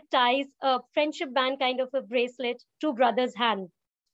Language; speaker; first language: English; non-native, local second language; Hindi